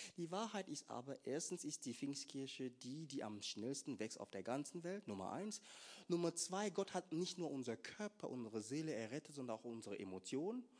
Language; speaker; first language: German; non-native, fluent; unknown